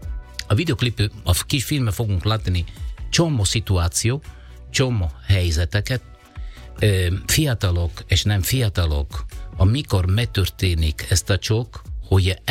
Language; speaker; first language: Hungarian; non-native, fluent; Italian